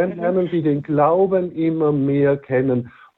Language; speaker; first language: German; native; German